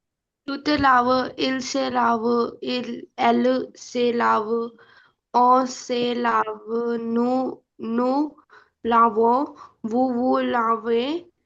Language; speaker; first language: French; non-native, learner; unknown